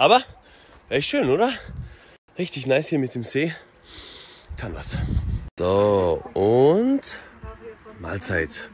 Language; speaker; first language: German; native; German